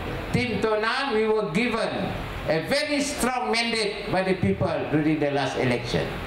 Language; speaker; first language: English; non-native, local second language; Malay